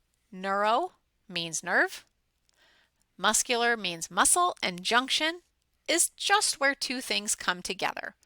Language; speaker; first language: English; native; English